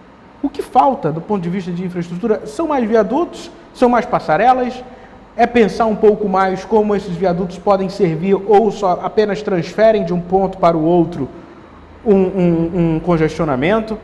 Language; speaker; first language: Portuguese; native; Portuguese